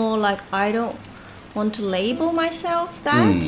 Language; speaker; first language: English; native; English